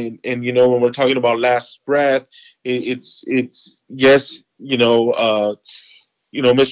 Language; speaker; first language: English; native; English